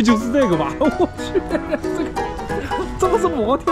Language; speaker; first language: Chinese; native; Chinese